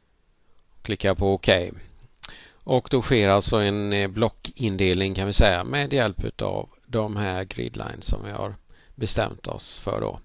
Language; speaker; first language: Swedish; native; Swedish